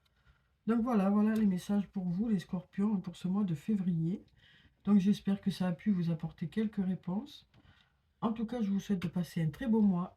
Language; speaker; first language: French; native; French